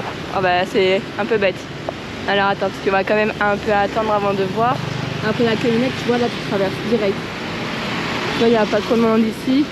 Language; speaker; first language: French; native; French